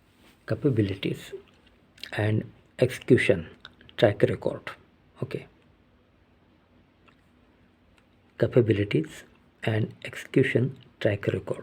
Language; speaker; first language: English; non-native, local second language; Hindi